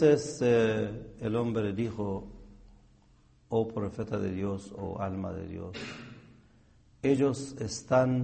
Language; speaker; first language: Spanish; non-native, fluent; Persian